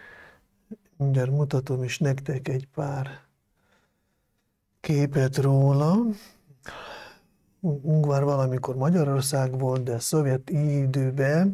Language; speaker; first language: Hungarian; non-native, local second language; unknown